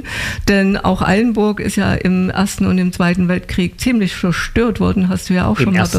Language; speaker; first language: German; native; German